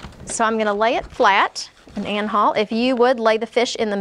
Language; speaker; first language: English; native; English